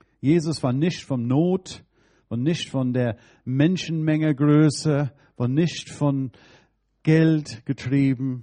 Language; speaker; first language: German; non-native, fluent; English